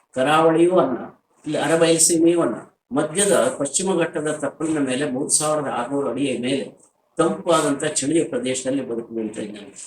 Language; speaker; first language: Kannada; early bilingual, other home language; Marathi